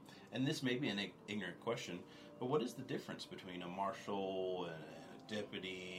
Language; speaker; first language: English; native; English